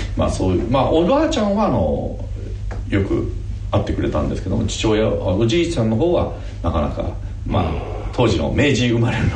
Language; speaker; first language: Japanese; native; Japanese